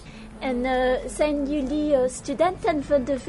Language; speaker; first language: Dutch; non-native, local second language; French